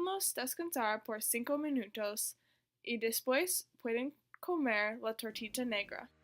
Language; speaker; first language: Spanish; non-native, learner; English